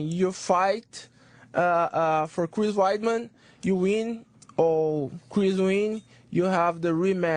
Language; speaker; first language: English; non-native, learner; Portuguese